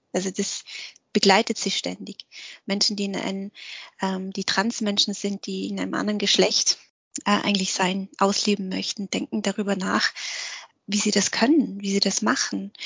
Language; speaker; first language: German; early bilingual, other home language; Vietnamese